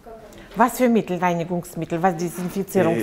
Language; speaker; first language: German; non-native, fluent; Russian